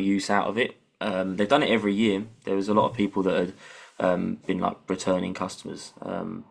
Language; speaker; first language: English; native; English